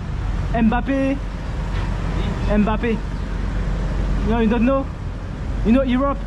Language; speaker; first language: English; non-native, learner; French